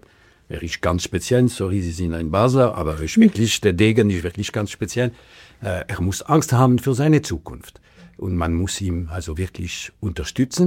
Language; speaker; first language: German; non-native, local second language; French